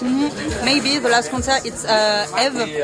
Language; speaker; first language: English; non-native, learner; French